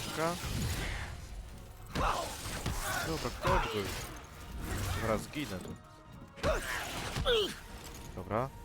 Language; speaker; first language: Polish; native; Polish